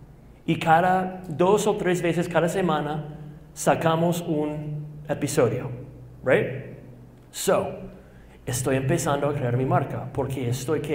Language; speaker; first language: Spanish; non-native, fluent; English